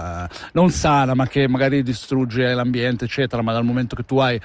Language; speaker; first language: Italian; native; Italian